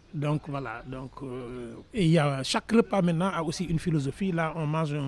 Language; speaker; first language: French; non-native, local second language; Wolof